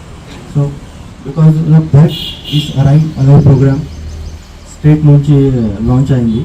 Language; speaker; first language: Telugu; non-native, learner; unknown